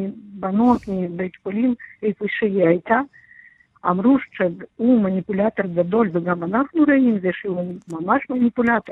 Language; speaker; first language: Hebrew; non-native, learner; Russian